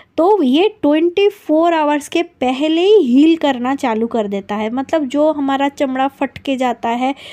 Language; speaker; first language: Hindi; non-native, local second language; Bangla